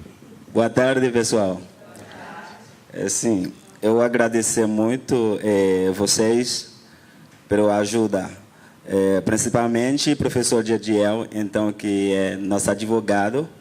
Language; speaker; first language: Portuguese; non-native, learner; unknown